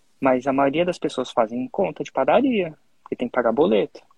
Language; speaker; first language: Portuguese; native; Portuguese